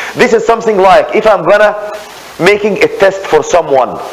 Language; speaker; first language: English; non-native, fluent; Arabic